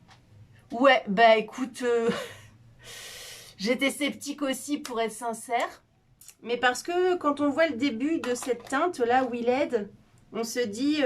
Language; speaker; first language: French; native; French